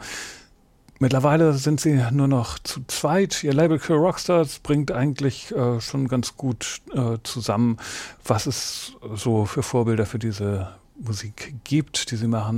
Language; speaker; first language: German; native; German